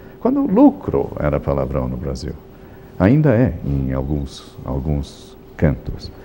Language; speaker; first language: Portuguese; non-native, fluent; Italian